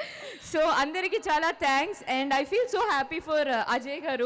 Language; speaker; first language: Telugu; non-native, fluent; Malayalam